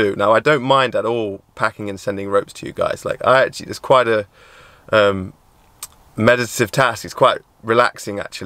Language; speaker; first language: English; native; English